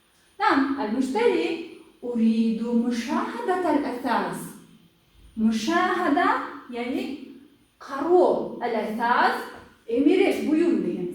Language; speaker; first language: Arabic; non-native, fluent; Kyrgyz